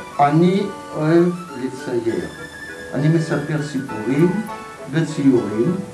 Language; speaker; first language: Hebrew; non-native, fluent; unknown